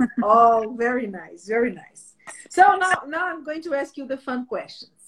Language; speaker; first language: English; non-native, learner; Portuguese